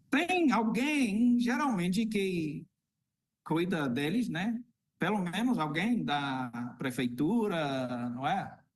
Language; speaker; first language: Portuguese; non-native, fluent; English